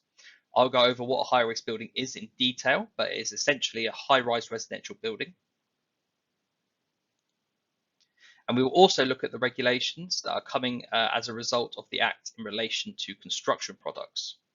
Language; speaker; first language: English; native; English